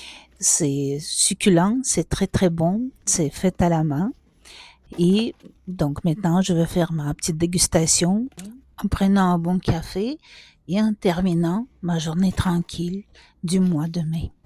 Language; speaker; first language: French; non-native, fluent; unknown